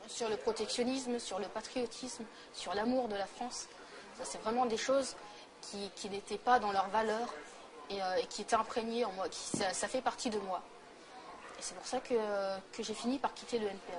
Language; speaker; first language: French; native; French